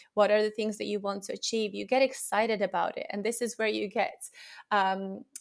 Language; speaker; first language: English; non-native, fluent; Latvian